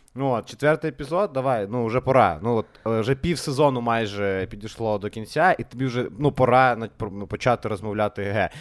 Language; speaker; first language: Ukrainian; non-native, local second language; Russian